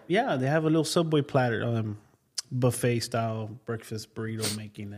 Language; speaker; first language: English; native; English